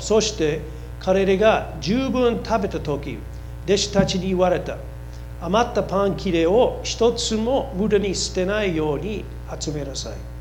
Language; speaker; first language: Japanese; non-native, fluent; English